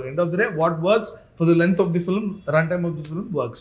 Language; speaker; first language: Telugu; native; Telugu